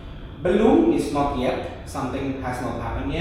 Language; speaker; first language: English; non-native, local second language; Indonesian